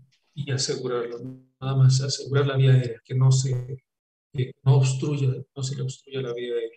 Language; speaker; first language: Spanish; native; Spanish